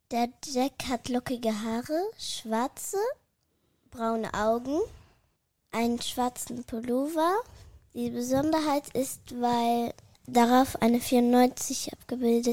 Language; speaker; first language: German; early bilingual, other home language; Arabic